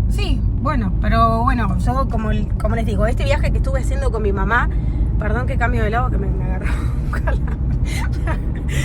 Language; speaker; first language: Spanish; native; Spanish